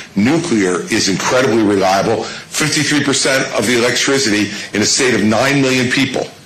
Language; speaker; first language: English; native; English